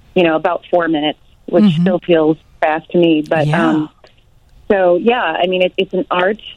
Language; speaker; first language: English; native; English